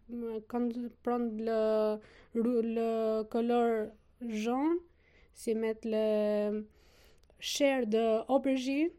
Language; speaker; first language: French; non-native, learner; Albanian